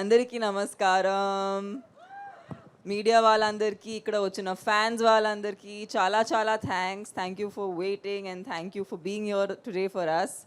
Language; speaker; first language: Telugu; non-native, fluent; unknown